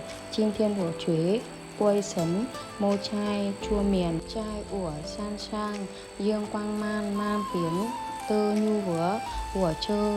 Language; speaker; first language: Chinese; non-native, learner; Vietnamese